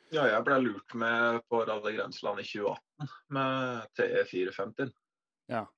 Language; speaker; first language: Norwegian; native; Norwegian